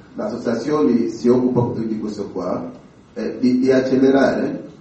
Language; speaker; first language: Italian; non-native, learner; Swahili